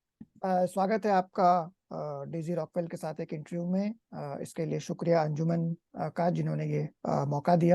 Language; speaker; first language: Hindi; native; Hindi